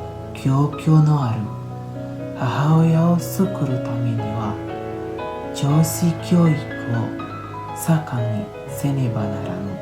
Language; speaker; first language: Japanese; non-native, learner; Indonesian